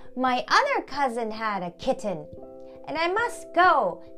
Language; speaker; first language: English; early bilingual, other home language; German